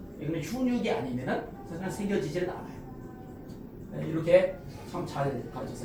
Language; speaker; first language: Korean; native; Korean